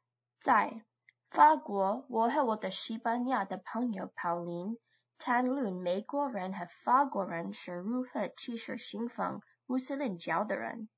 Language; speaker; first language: Chinese; non-native, learner; English